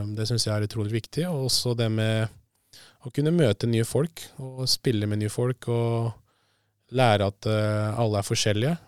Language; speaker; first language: Norwegian; early bilingual, other home language; Spanish